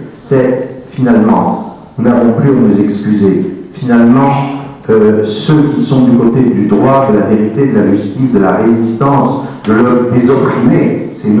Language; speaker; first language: French; native; French